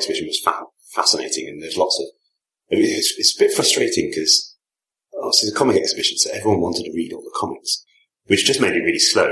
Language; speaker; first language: English; native; English